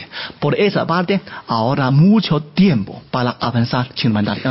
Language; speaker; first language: Spanish; non-native, learner; Chinese